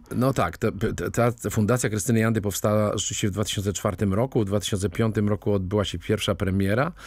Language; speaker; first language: Polish; native; Polish